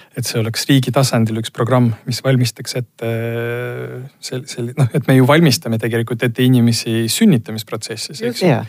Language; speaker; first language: Estonian; non-native, local second language; Russian